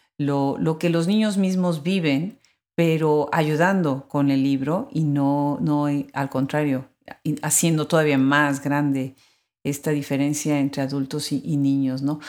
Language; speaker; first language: Spanish; native; Spanish